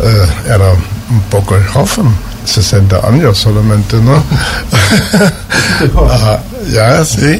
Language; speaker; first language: Spanish; non-native, learner; German